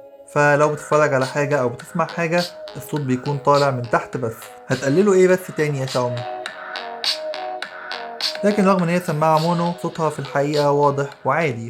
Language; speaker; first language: Arabic; native; Arabic